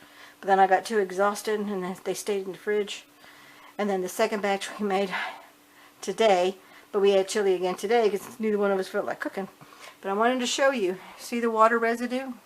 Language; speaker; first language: English; native; English